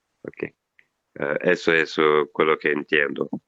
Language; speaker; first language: Spanish; non-native, learner; Italian